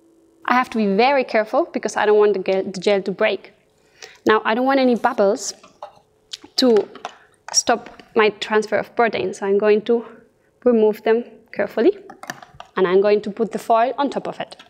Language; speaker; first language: English; non-native, fluent; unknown